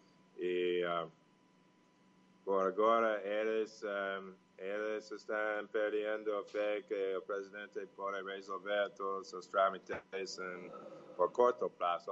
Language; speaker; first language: Portuguese; non-native, fluent; English